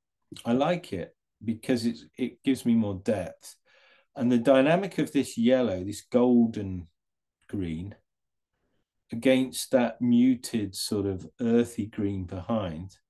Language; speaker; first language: English; native; English